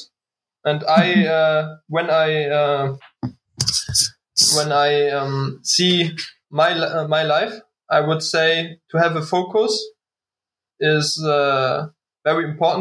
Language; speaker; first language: English; non-native, learner; German